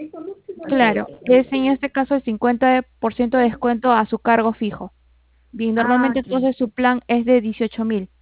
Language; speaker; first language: Spanish; native; Spanish